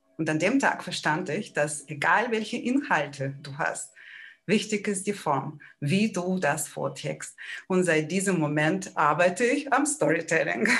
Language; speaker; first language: German; non-native, fluent; Ukrainian